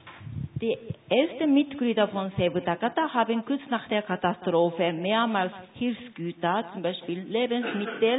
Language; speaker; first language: German; non-native, fluent; Japanese